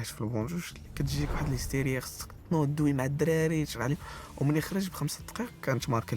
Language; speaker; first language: Arabic; native; Arabic